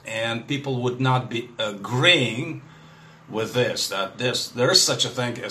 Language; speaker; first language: English; non-native, fluent; Russian